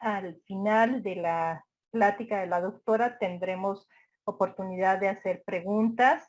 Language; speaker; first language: Spanish; native; Spanish